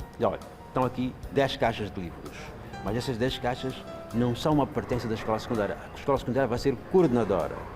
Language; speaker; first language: Portuguese; non-native, local second language; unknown